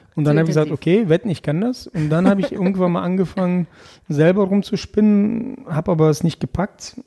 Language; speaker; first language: German; early bilingual, other home language; Russian